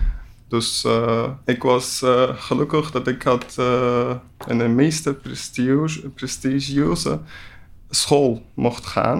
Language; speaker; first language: Dutch; non-native, learner; Persian